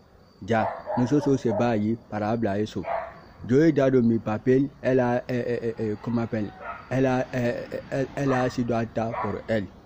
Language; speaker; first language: Spanish; non-native, learner; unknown